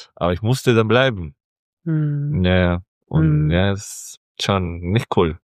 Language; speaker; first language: German; non-native, fluent; Spanish